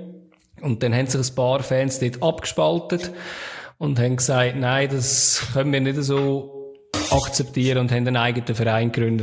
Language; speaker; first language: German; native; German